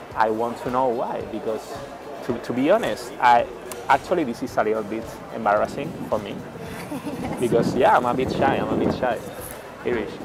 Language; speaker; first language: English; non-native, fluent; Spanish